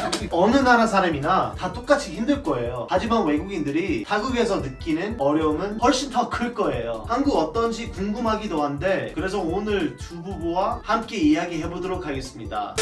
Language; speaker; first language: Korean; non-native, fluent; English